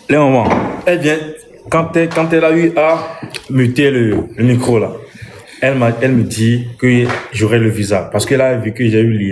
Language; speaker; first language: French; non-native, local second language; Lingala